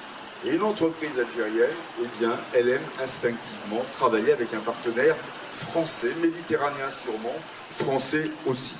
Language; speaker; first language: French; native; French